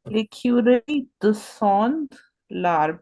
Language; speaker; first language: French; non-native, learner; Hindi